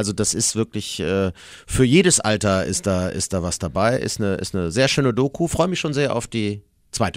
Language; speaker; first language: German; native; German